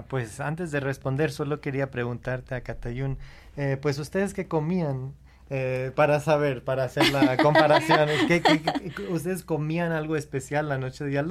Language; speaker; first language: Spanish; non-native, fluent; English